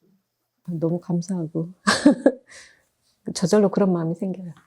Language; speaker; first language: Korean; native; Korean